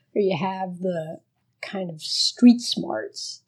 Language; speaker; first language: English; early bilingual, other home language; Spanish